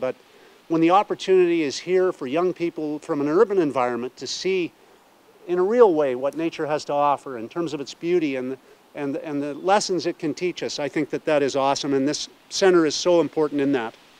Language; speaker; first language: English; native; English